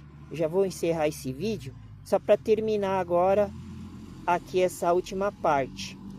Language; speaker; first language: Portuguese; native; Portuguese